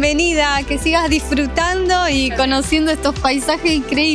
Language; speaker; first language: Spanish; native; Spanish